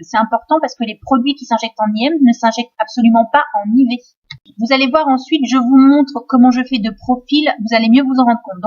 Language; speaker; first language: French; native; French